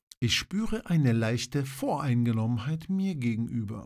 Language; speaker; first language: German; non-native, fluent; Polish